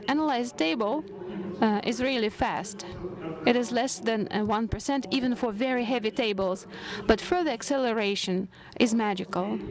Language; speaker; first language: English; non-native, fluent; Russian